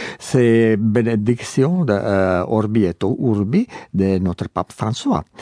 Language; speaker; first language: French; non-native, learner; Croatian